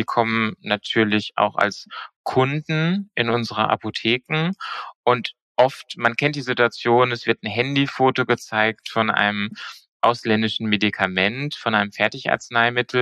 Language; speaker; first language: German; native; German